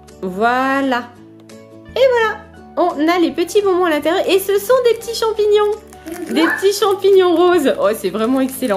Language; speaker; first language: French; native; French